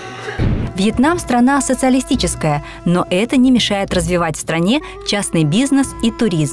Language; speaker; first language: Russian; native; Russian